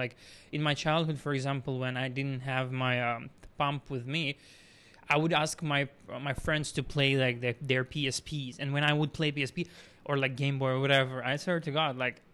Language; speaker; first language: English; non-native, fluent; Russian